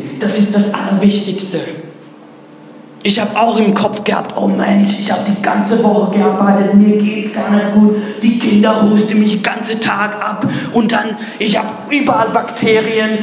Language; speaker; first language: German; non-native, fluent; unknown